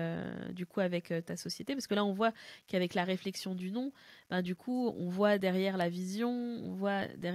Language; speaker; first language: French; native; French